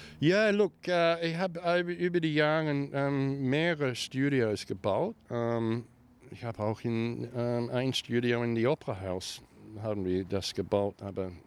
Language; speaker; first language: German; early bilingual, heritage; German